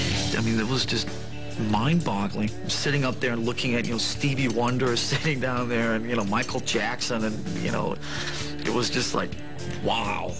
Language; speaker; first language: English; non-native, fluent; Danish